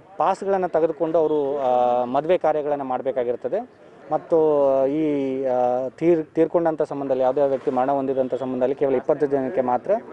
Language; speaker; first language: Kannada; native; Kannada